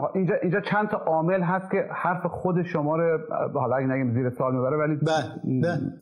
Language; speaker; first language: Persian; native; Persian